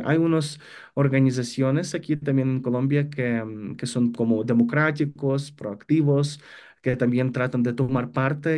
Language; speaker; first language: Spanish; non-native, fluent; Ukrainian